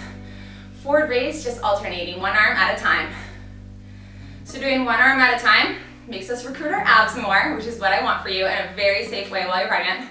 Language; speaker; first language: English; native; English